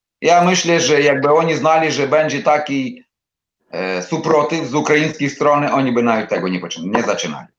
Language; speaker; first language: Polish; non-native, learner; Ukrainian